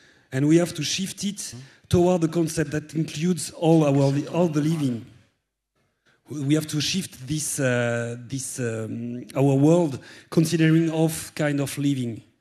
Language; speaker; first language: English; non-native, fluent; French